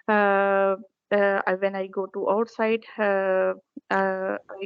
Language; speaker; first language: English; non-native, learner; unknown